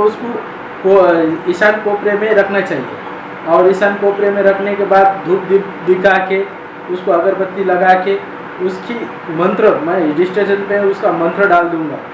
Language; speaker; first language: Hindi; non-native, local second language; Marathi